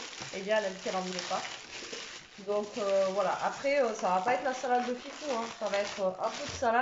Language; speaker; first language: French; native; French